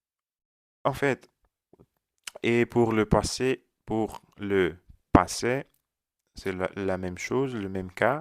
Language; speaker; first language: French; non-native, learner; Russian